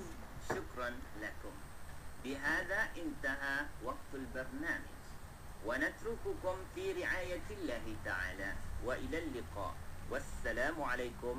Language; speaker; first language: Arabic; non-native, fluent; Malay